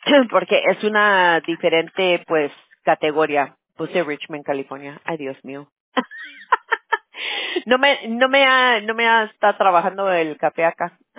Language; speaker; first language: Spanish; early bilingual, heritage; Spanish